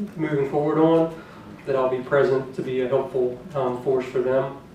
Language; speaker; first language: English; native; English